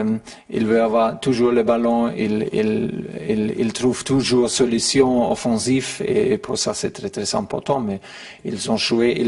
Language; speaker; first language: French; non-native, learner; German